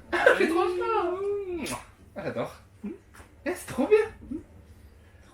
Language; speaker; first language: French; native; French